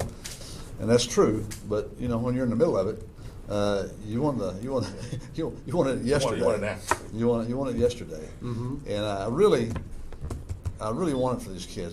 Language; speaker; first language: English; native; English